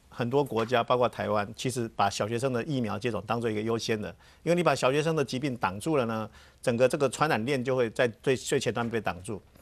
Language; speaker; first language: Chinese; native; Chinese